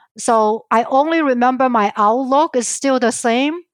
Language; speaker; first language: English; non-native, fluent; Chinese